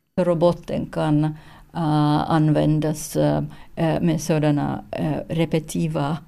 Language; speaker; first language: Swedish; non-native, learner; Finnish